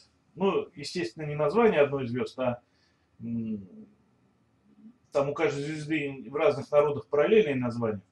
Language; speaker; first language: Russian; native; Russian